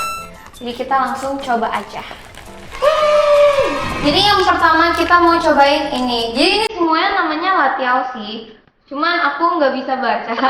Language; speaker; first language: Indonesian; early bilingual, other home language; Japanese